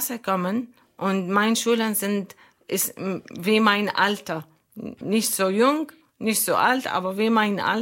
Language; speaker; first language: German; non-native, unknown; Arabic